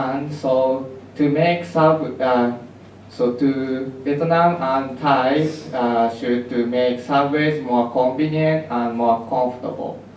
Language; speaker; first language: English; non-native, learner; Japanese